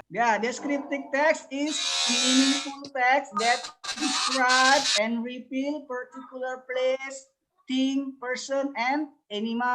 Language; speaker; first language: English; non-native, learner; Indonesian